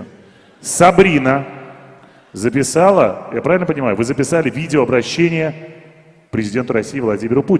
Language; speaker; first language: Russian; native; Russian